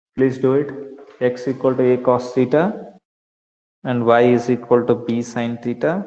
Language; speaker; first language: English; non-native, local second language; Kannada